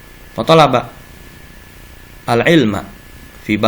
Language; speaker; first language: Arabic; non-native, fluent; Indonesian